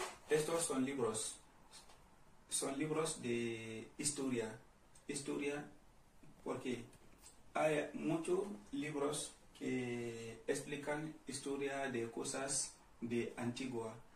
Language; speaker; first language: Spanish; non-native, learner; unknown